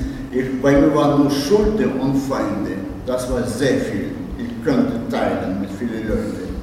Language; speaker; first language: German; non-native, learner; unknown